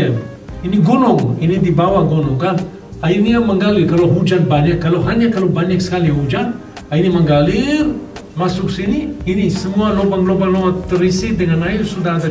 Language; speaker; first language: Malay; non-native, fluent; Hebrew